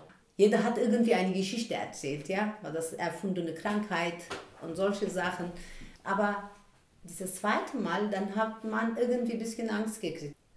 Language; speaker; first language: German; non-native, learner; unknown